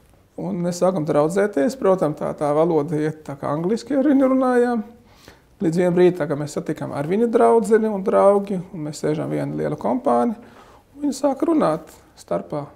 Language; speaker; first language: Latvian; non-native, fluent; Arabic